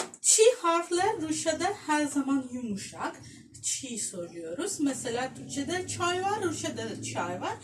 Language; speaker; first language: Turkish; non-native, fluent; Russian